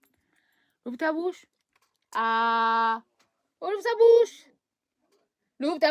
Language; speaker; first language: French; native; French